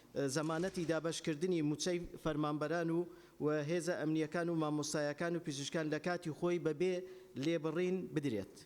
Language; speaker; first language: Central Kurdish; non-native, local second language; Turkish